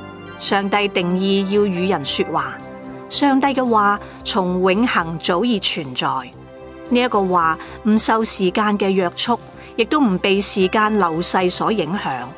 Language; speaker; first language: Chinese; non-native, local second language; Cantonese